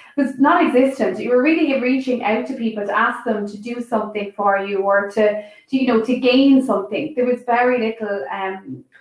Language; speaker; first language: English; native; English